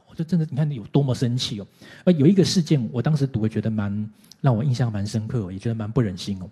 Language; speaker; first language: Chinese; native; Chinese